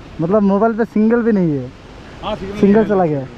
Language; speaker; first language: Hindi; non-native, local second language; Bangla